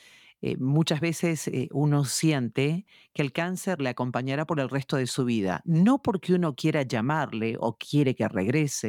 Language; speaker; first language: Spanish; native; Spanish